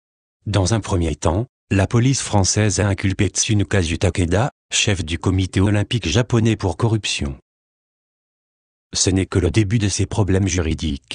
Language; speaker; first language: French; native; French